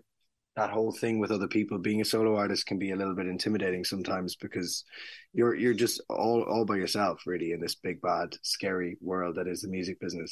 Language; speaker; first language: English; native; English